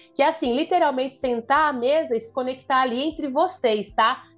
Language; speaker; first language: Portuguese; native; Portuguese